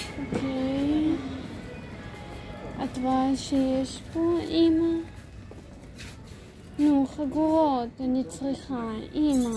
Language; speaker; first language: Hebrew; early bilingual, other home language; Russian